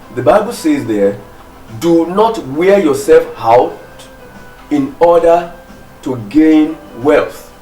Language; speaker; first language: English; non-native, local second language; Yoruba